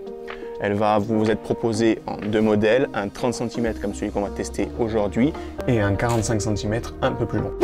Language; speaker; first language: French; native; French